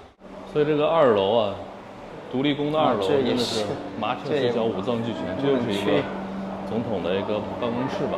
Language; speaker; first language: Chinese; native; Chinese